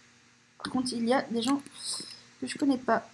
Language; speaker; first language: French; native; French